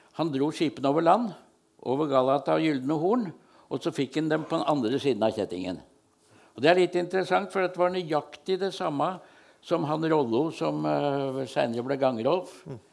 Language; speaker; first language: Norwegian; native; Norwegian